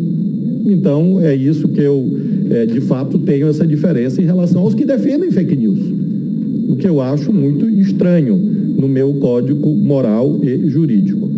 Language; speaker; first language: Portuguese; native; Portuguese